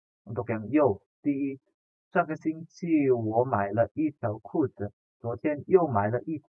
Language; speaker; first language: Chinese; non-native, fluent; Indonesian